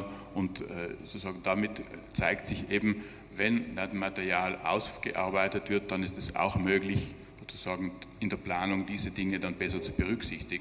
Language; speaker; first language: German; native; German